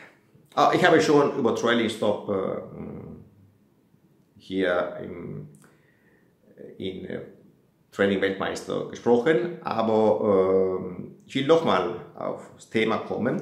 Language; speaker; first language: German; non-native, fluent; Italian